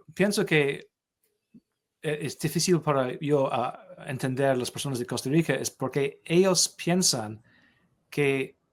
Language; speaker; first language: Spanish; non-native, learner; English